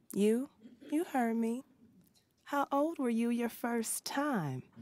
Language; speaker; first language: English; native; English